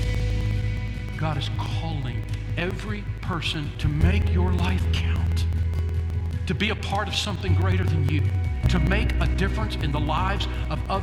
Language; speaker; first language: English; native; English